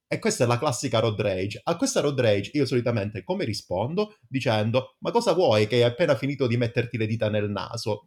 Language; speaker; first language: Italian; native; Italian